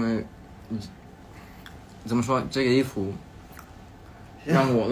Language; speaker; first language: Chinese; non-native, learner; English